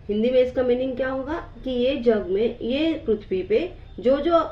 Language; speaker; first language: Hindi; non-native, local second language; Marathi